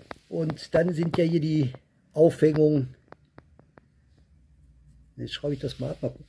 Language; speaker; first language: German; native; German